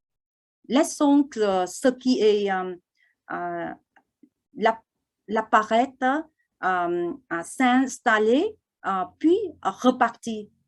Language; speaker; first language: French; non-native, fluent; Vietnamese